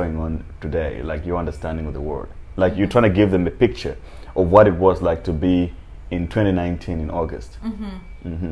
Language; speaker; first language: English; non-native, local second language; Nyanja